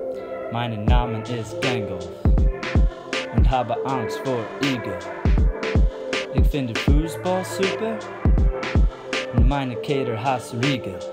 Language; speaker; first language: German; non-native, learner; English